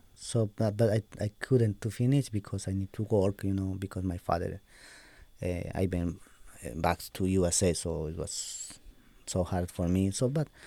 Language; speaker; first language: English; non-native, learner; Spanish